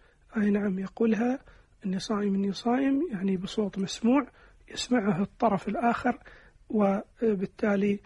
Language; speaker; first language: Arabic; native; Arabic